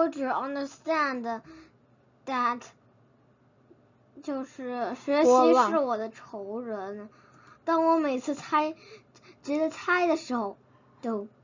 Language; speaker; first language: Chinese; early bilingual, heritage; Chinese